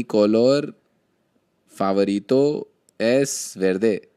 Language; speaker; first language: Spanish; non-native, learner; Hindi